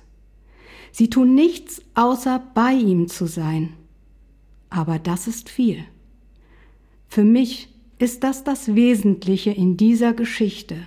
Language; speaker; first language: German; native; German